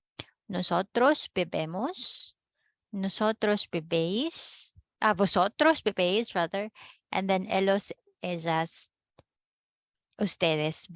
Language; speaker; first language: Spanish; non-native, fluent; Filipino